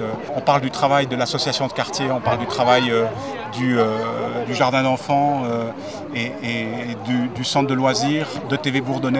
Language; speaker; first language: French; native; French